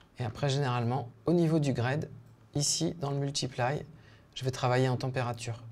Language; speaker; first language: French; native; French